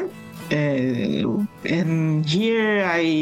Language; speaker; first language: English; non-native, fluent; Portuguese